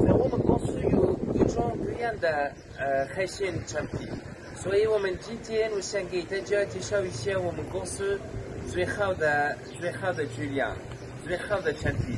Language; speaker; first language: Chinese; non-native, fluent; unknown